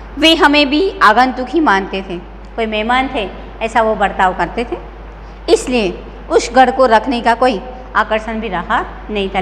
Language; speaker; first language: Hindi; non-native, local second language; Gujarati